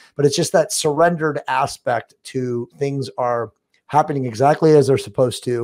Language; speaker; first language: English; native; English